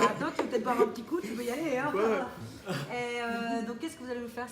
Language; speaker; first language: French; native; French